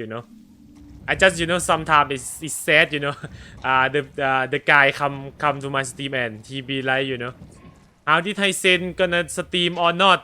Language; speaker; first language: English; non-native, learner; Thai